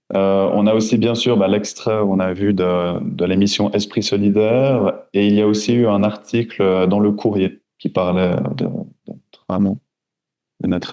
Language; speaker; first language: French; native; French